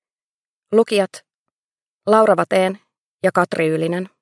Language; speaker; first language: Finnish; native; Finnish